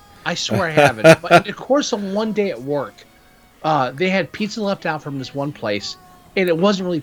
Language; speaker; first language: English; native; English